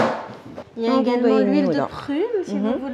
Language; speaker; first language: French; native; French